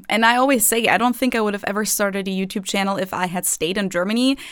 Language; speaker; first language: English; non-native, fluent; German